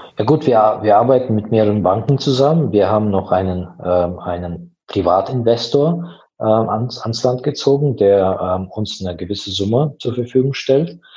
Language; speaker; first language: German; non-native, fluent; Azerbaijani